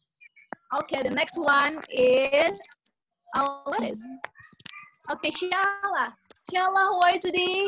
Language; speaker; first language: English; non-native, fluent; Indonesian